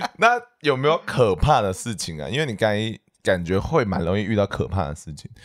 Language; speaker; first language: Chinese; native; Chinese